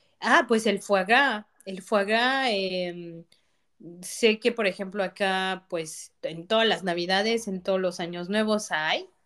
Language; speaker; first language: Spanish; native; Spanish